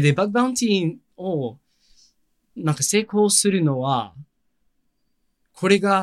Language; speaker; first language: Japanese; non-native, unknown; English